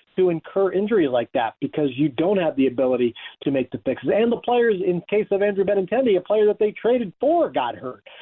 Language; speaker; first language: English; native; English